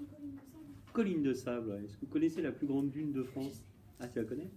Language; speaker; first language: French; native; French